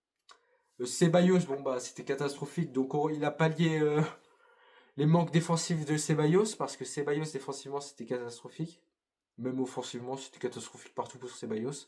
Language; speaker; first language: French; native; French